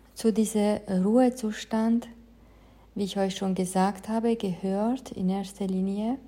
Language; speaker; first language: German; non-native, fluent; Hungarian